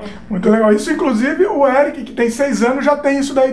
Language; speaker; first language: Portuguese; native; Portuguese